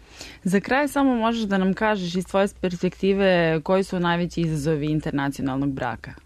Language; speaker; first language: Serbian; native; Serbian